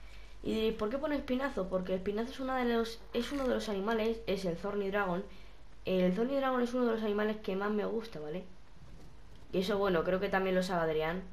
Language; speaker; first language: Spanish; native; Spanish